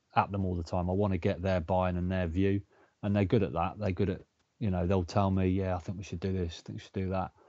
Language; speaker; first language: English; native; English